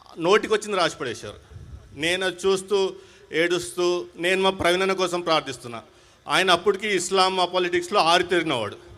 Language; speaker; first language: Telugu; non-native, local second language; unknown